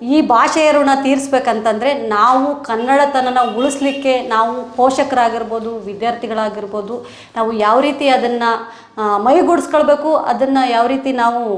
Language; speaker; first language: Kannada; native; Kannada